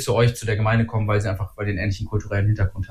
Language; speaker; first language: German; native; German